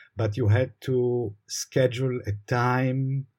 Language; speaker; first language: English; non-native, fluent; Hebrew